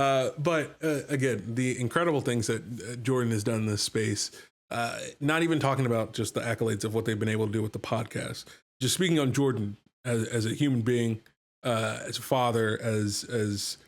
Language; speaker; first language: English; native; English